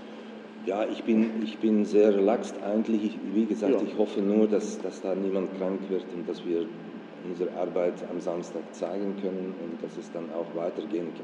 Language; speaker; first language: German; non-native, fluent; Dutch